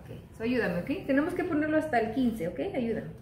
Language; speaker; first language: Spanish; native; Spanish